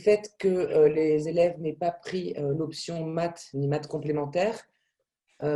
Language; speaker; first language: French; native; French